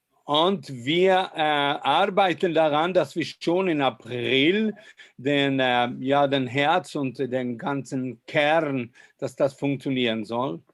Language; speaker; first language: German; non-native, fluent; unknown